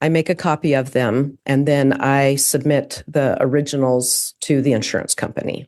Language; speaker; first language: English; native; English